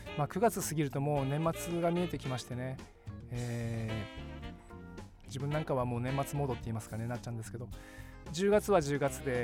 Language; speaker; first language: Japanese; native; Japanese